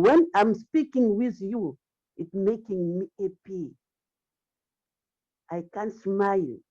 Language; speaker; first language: English; non-native, learner; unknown